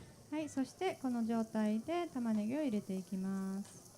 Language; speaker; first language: Japanese; native; Japanese